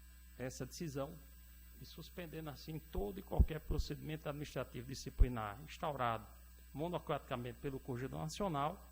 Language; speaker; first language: Portuguese; native; Portuguese